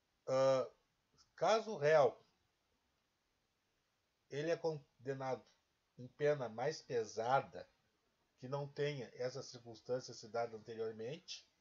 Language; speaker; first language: Portuguese; native; Portuguese